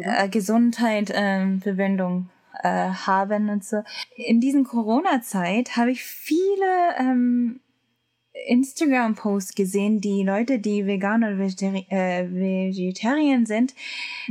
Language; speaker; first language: German; non-native, learner; Japanese